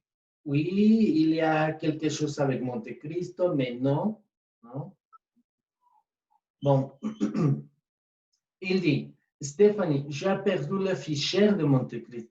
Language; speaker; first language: French; non-native, fluent; Spanish